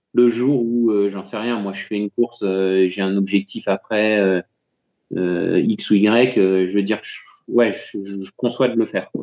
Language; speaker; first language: French; native; French